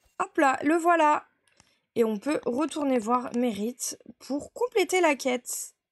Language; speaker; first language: French; native; French